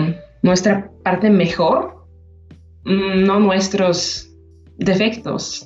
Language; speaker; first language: Spanish; non-native, fluent; Slovak